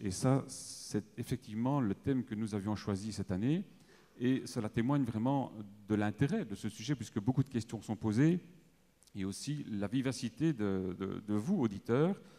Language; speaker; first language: French; native; French